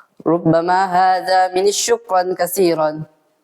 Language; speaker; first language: Arabic; non-native, learner; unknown